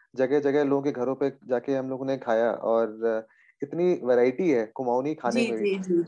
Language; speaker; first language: Hindi; native; Hindi